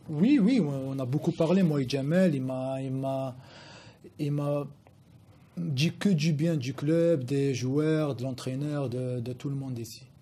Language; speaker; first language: French; non-native, local second language; Arabic